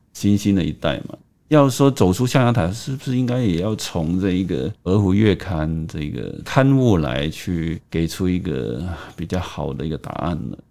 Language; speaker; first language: Chinese; native; Chinese